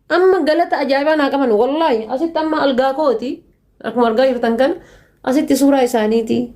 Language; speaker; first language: Oromo; early bilingual, heritage; Oromo